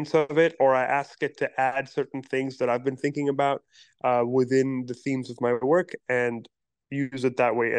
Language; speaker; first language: English; non-native, local second language; Pashto